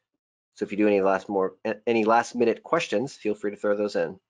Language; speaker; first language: English; native; English